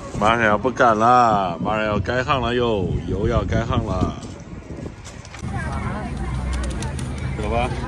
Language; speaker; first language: Chinese; native; Chinese